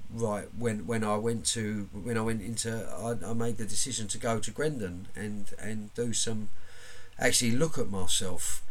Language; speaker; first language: English; native; English